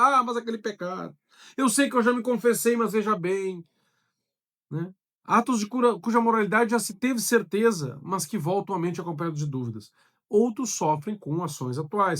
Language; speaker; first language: Portuguese; native; Portuguese